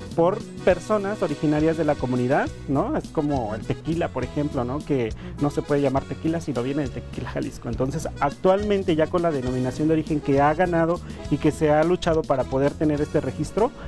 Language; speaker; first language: Spanish; non-native, local second language; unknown